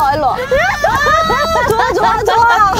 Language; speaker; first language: Korean; native; Korean